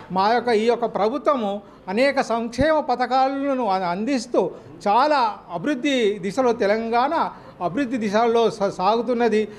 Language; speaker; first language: Telugu; native; Telugu